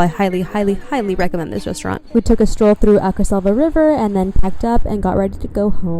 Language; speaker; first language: English; native; English